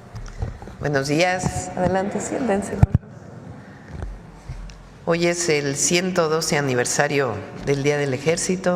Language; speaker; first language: Spanish; native; Spanish